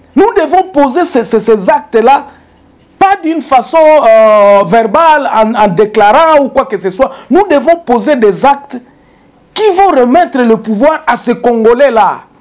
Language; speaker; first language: French; non-native, local second language; Swahili